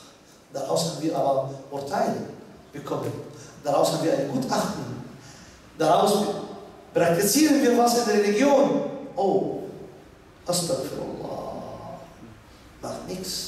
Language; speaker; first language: German; non-native, fluent; Arabic